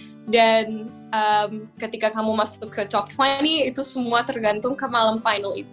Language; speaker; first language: Indonesian; non-native, local second language; English